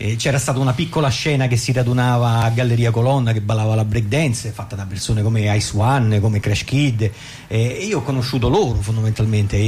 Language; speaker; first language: Italian; native; Italian